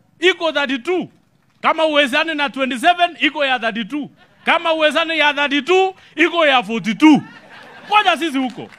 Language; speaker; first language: Swahili; non-native, local second language; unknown